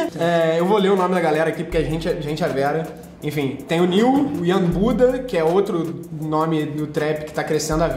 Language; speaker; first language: Portuguese; native; Portuguese